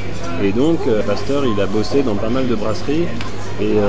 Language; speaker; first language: French; native; French